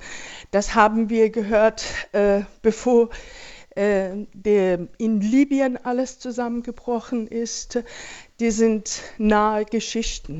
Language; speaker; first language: German; non-native, fluent; Persian